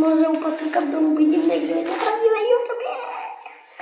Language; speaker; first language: Polish; native; Polish